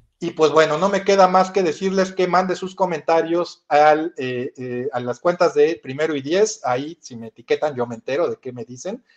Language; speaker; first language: Spanish; native; Spanish